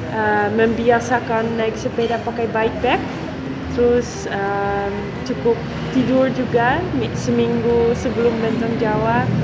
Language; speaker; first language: Indonesian; non-native, fluent; Dutch